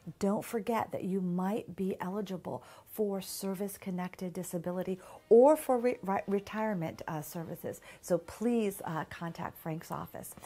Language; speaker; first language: English; native; English